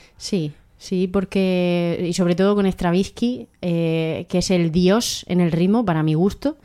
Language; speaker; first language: Spanish; native; Spanish